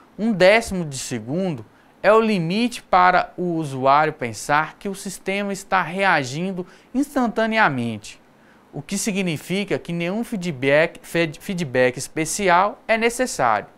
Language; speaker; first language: Portuguese; native; Portuguese